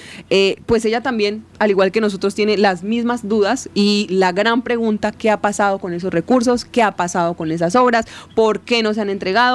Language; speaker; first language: Spanish; native; Spanish